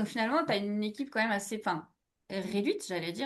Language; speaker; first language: French; native; French